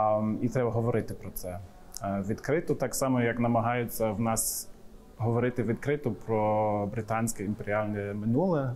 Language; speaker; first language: Ukrainian; non-native, fluent; English